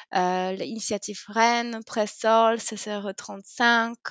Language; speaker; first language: French; non-native, fluent; Polish